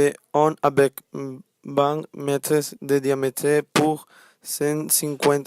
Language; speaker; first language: French; non-native, learner; Spanish